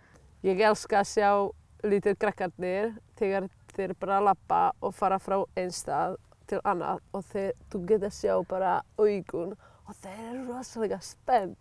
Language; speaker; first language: Icelandic; non-native, learner; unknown